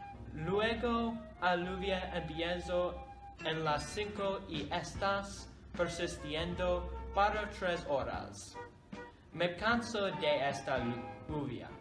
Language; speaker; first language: Spanish; non-native, learner; English